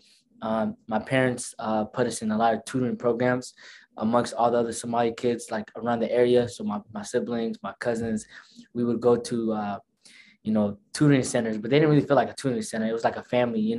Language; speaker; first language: English; early bilingual, other home language; Somali